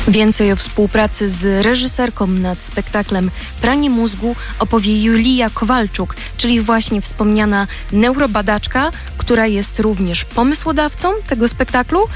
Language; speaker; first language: Polish; native; Polish